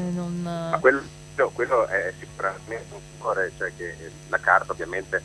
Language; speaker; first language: Italian; native; Italian